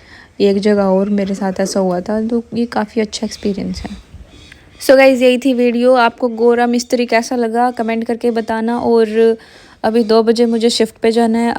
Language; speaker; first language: Hindi; native; Hindi